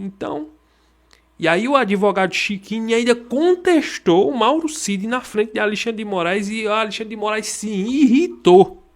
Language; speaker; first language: Portuguese; native; Portuguese